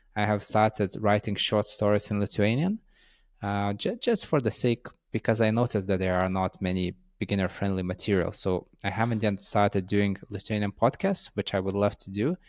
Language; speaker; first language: English; non-native, fluent; Lithuanian